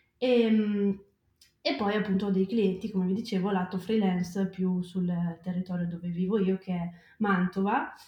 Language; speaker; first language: Italian; native; Italian